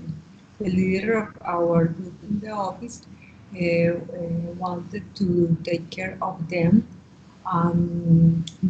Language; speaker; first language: English; non-native, learner; Spanish